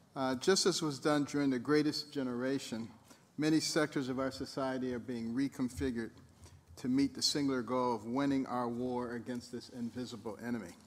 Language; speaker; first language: English; native; English